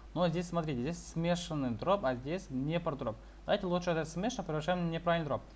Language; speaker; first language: Russian; non-native, local second language; Kazakh